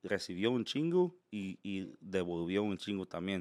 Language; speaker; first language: Spanish; early bilingual, heritage; Spanish